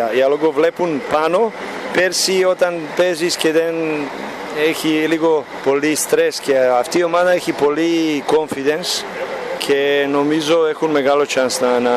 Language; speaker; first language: Greek; non-native, fluent; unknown